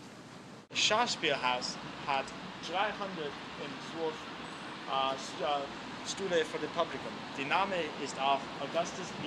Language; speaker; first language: German; non-native, learner; English